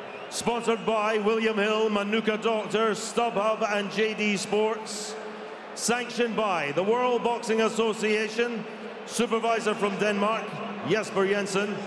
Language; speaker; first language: English; native; English